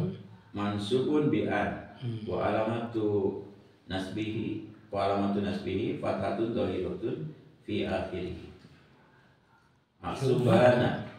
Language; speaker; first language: Arabic; non-native, learner; Indonesian